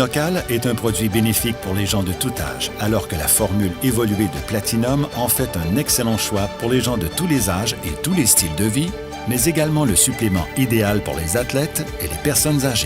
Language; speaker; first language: French; native; French